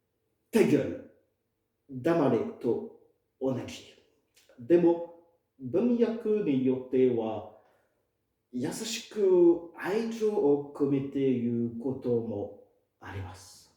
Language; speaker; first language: Japanese; non-native, fluent; French